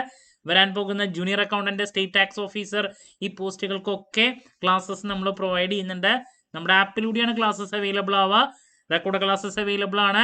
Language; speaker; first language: Malayalam; native; Malayalam